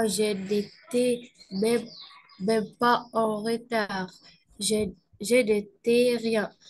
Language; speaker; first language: French; non-native, learner; Arabic